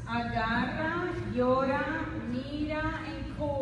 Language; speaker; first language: Spanish; non-native, fluent; English